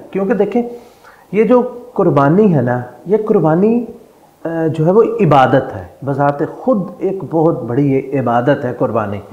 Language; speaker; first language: Urdu; non-native, local second language; Punjabi